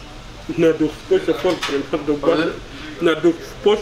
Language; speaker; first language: Swedish; non-native, learner; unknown